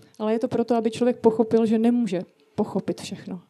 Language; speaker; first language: Czech; non-native, learner; Russian